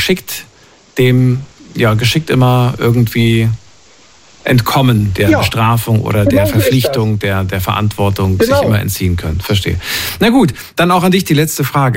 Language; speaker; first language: German; native; German